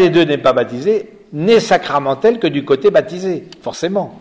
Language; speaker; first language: French; native; French